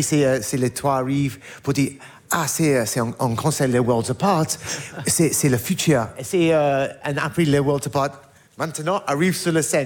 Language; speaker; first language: French; non-native, learner; English